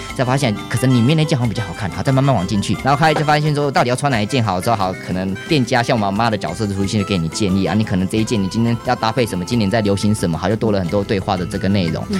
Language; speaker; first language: Chinese; native; Chinese